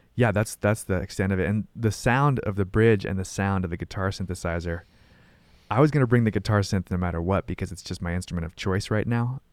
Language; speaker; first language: English; native; English